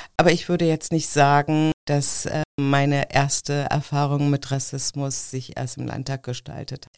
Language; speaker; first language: German; early bilingual, other home language; Turkish